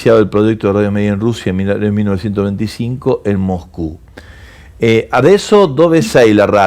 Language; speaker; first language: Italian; non-native, local second language; Spanish